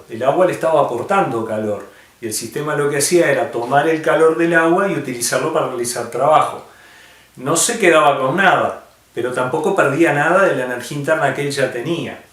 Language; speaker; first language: Spanish; native; Spanish